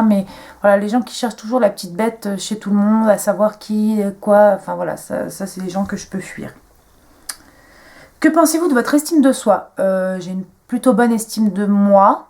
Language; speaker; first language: French; native; French